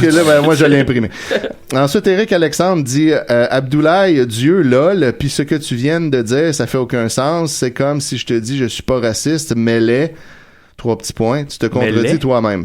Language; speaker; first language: French; native; French